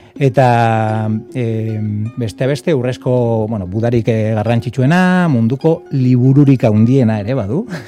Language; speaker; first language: Basque; native; Basque